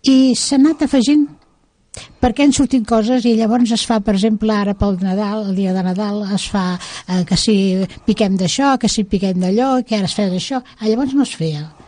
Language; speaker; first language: Catalan; non-native, local second language; Spanish